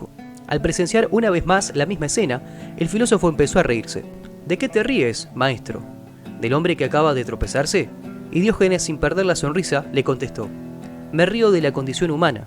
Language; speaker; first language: Spanish; native; Spanish